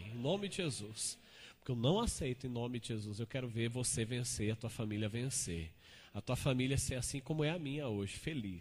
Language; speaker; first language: Portuguese; native; Portuguese